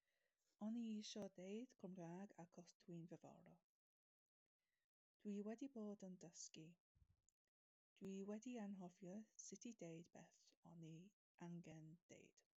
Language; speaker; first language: Welsh; non-native, learner; English